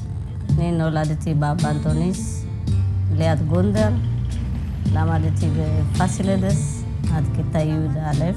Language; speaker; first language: Hebrew; non-native, fluent; Amharic